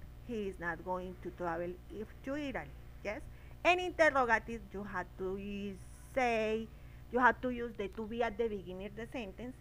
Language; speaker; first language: English; non-native, learner; Spanish